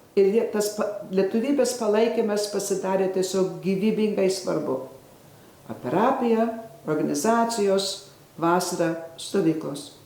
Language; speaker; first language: Lithuanian; early bilingual, heritage; Lithuanian